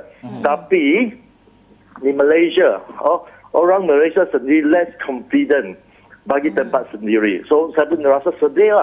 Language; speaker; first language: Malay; non-native, local second language; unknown